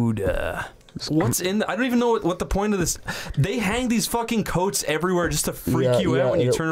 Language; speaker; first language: English; native; English